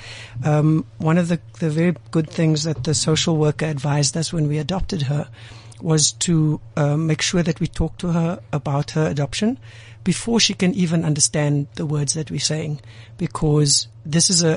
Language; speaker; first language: English; native; English